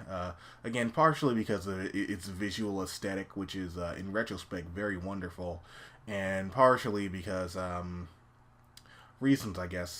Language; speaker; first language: English; native; English